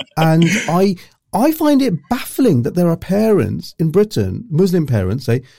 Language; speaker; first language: English; early bilingual, other home language; Urdu